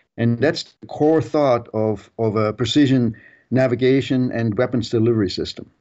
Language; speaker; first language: English; early bilingual, other home language; German